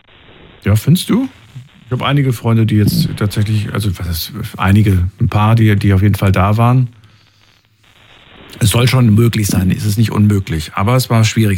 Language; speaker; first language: German; native; German